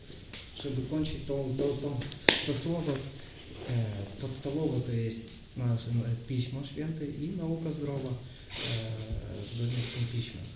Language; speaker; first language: Polish; non-native, learner; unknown